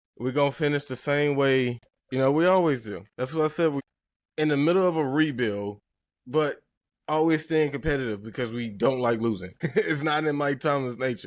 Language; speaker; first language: English; native; English